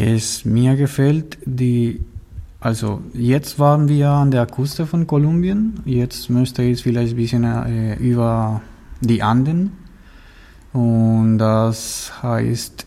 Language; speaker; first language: German; non-native, learner; Spanish